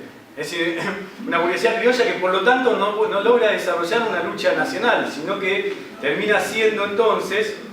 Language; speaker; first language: Spanish; native; Spanish